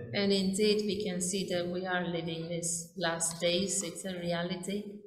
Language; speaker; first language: English; non-native, fluent; Romanian